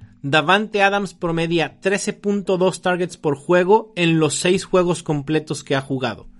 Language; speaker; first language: Spanish; native; Spanish